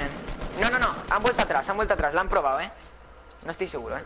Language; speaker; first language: Spanish; native; Spanish